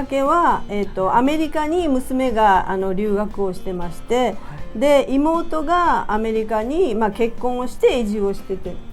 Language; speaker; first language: Japanese; native; Japanese